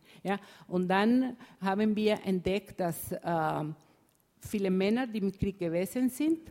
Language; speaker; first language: German; non-native, fluent; Spanish